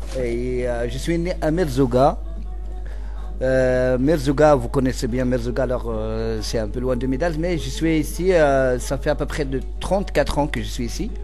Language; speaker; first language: French; non-native, local second language; Central Atlas Tamazight